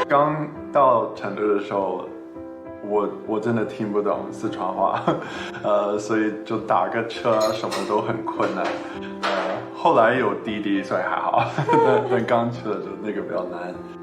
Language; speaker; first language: Chinese; non-native, fluent; English